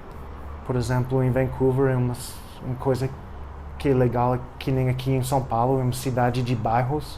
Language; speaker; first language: Portuguese; non-native, fluent; English